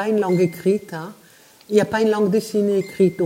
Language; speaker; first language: French; non-native, fluent; Hebrew